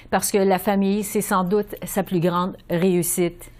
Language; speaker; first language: French; native; French